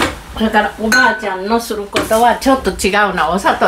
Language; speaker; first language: Japanese; native; Japanese